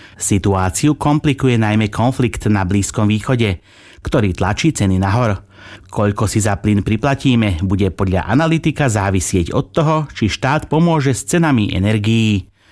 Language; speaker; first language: Slovak; native; Slovak